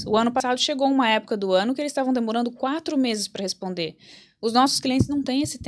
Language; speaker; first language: Portuguese; native; Portuguese